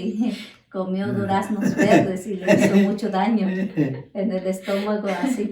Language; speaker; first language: Spanish; native; Spanish